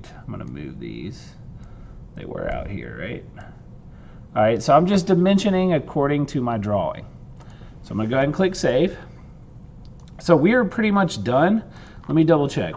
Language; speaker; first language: English; native; English